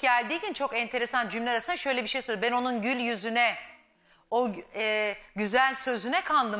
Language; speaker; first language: Turkish; native; Turkish